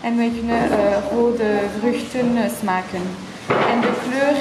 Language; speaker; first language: Dutch; non-native, learner; French